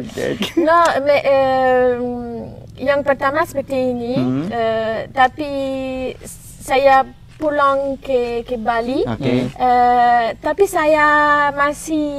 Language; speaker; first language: Indonesian; non-native, learner; French